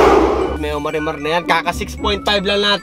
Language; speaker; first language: Filipino; native; Filipino